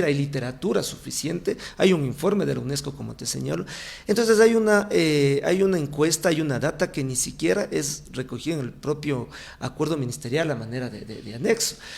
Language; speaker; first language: Spanish; native; Spanish